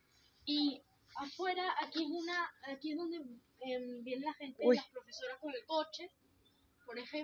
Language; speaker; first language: Spanish; early bilingual, heritage; Spanish